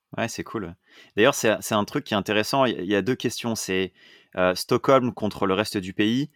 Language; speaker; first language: French; native; French